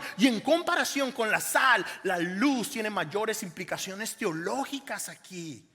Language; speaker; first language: Spanish; native; Spanish